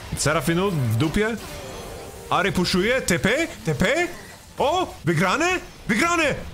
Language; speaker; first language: Polish; non-native, learner; Swedish